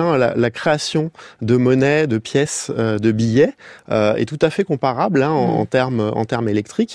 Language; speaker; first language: French; native; French